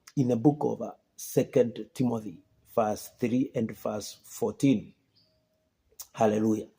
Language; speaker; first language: English; non-native, local second language; Swahili